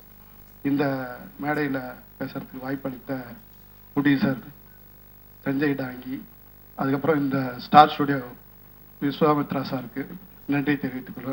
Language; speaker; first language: Tamil; native; Tamil